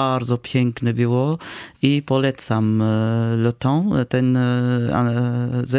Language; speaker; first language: Polish; non-native, fluent; Arabic